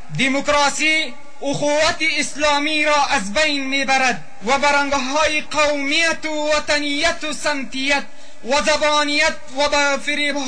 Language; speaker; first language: Persian; non-native, local second language; Pashto